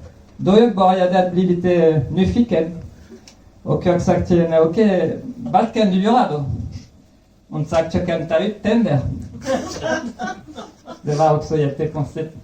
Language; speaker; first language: Swedish; non-native, fluent; French